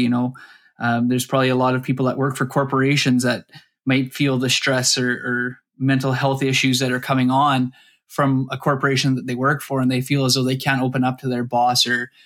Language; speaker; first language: English; native; English